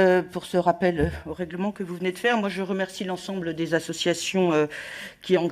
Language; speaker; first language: French; native; French